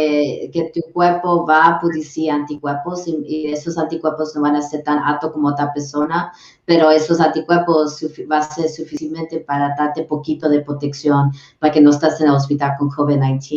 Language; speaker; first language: Spanish; early bilingual, heritage; English